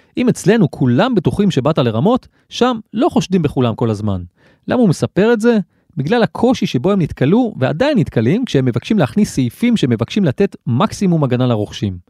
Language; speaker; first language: Hebrew; native; Hebrew